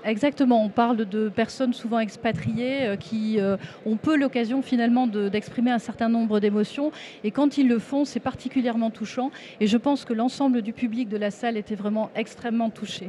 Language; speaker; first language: French; native; French